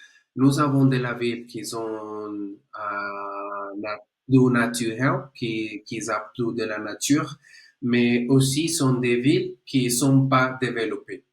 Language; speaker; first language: French; non-native, learner; Spanish